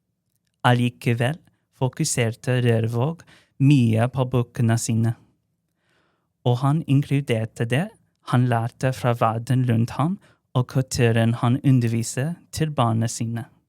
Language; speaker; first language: Norwegian; non-native, fluent; English